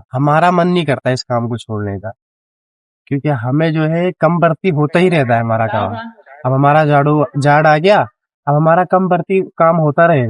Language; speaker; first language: Hindi; native; Hindi